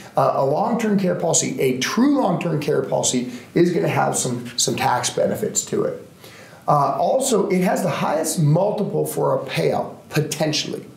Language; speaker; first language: English; native; English